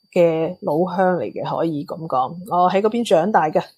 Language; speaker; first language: Cantonese; early bilingual, heritage; Cantonese